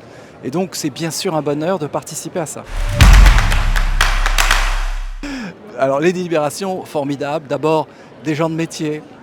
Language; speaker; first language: French; native; French